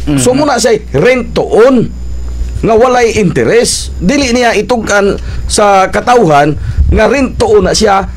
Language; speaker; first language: Cebuano; native; Cebuano